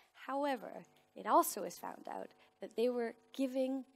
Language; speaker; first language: English; native; English